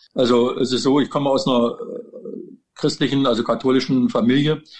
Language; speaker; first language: German; native; German